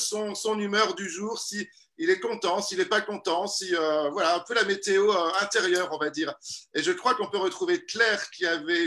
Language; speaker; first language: French; native; French